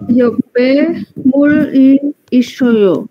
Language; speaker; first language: Korean; non-native, learner; Indonesian